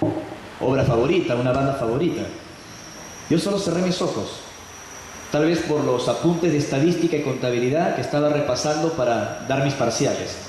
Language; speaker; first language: Spanish; native; Spanish